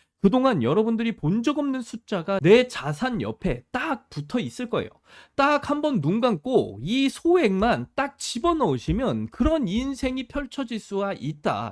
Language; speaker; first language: Korean; native; Korean